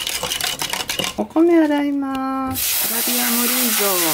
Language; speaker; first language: Japanese; native; Japanese